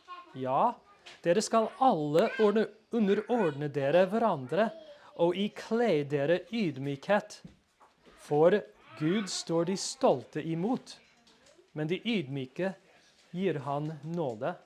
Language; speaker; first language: Norwegian; non-native, fluent; English